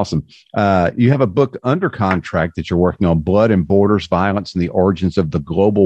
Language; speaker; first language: English; native; English